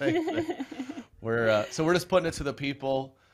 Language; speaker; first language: English; native; English